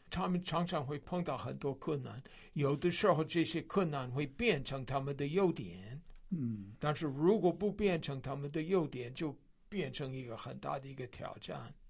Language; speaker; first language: Chinese; non-native, fluent; English